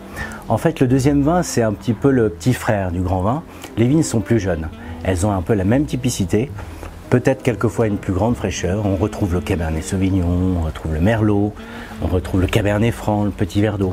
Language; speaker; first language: French; native; French